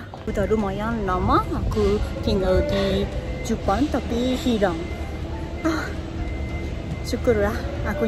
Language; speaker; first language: Indonesian; non-native, fluent; Japanese